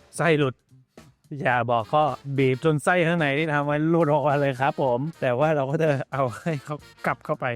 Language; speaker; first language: Thai; early bilingual, heritage; Thai